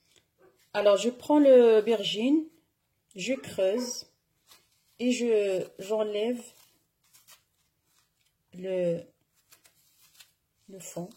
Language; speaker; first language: French; non-native, local second language; Arabic